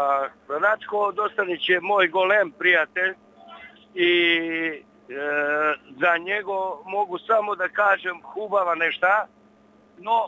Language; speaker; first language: Bulgarian; non-native, learner; Serbian